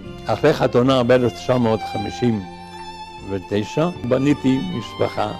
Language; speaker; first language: Hebrew; non-native, fluent; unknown